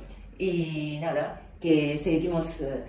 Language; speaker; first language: Spanish; non-native, fluent; Japanese